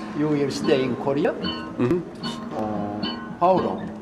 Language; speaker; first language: English; non-native, learner; Korean